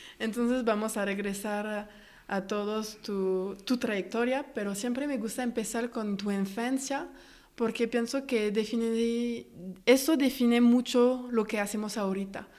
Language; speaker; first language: Spanish; non-native, fluent; French